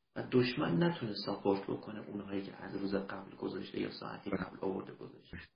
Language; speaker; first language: Persian; early bilingual, heritage; Persian